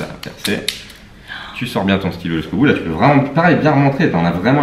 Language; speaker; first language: French; native; French